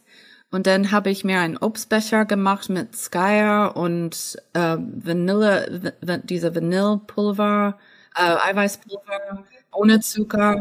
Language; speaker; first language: German; non-native, fluent; English